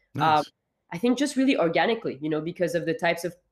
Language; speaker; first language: English; non-native, fluent; French